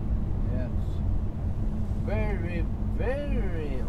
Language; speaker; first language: English; non-native, learner; Norwegian